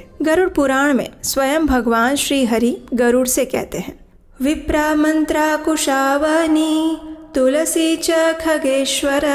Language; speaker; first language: Hindi; native; Hindi